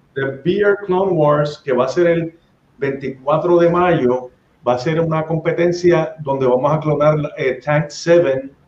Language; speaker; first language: Spanish; native; Spanish